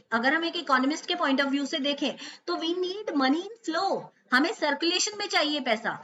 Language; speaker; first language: Hindi; native; Hindi